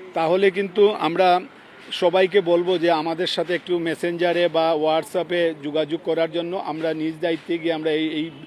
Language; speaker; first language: Bangla; native; Bangla